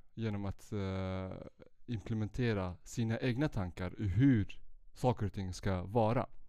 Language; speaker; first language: Swedish; early bilingual, other home language; Central Kurdish